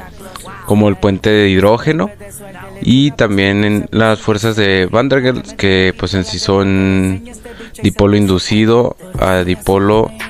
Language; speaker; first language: Spanish; native; Spanish